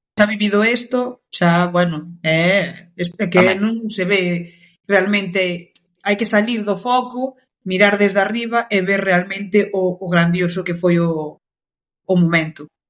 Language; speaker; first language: Galician; early bilingual, other home language; Kabuverdianu